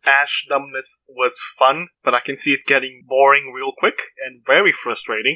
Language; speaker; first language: English; non-native, fluent; Portuguese